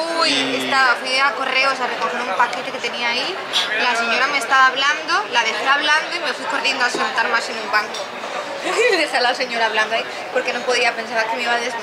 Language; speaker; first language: Spanish; native; Spanish